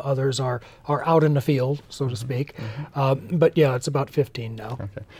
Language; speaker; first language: English; native; English